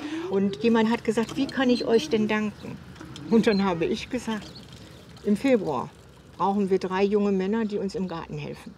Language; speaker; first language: German; native; German